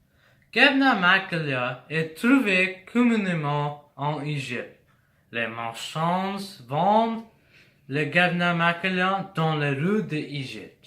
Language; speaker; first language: French; non-native, learner; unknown